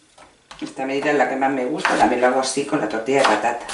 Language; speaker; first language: Spanish; native; Spanish